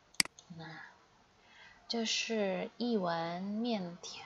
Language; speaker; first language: Chinese; non-native, fluent; Indonesian